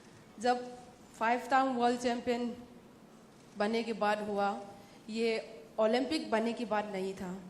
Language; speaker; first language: Hindi; non-native, local second language; Manipuri